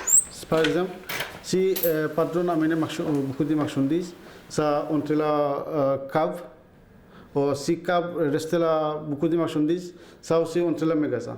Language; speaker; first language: French; non-native, learner; Bangla